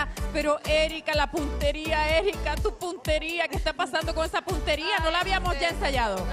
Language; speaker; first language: Spanish; native; Spanish